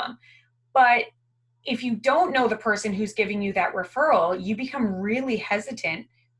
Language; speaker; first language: English; native; English